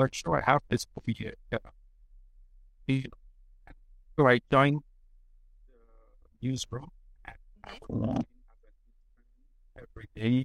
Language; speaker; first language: English; non-native, local second language; Igbo